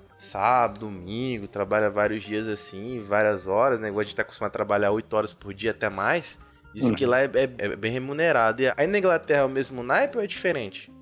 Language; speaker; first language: Portuguese; native; Portuguese